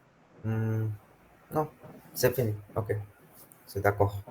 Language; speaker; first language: French; non-native, fluent; Hindi